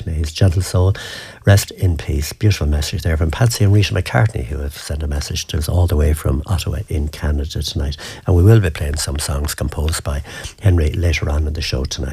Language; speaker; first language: English; native; English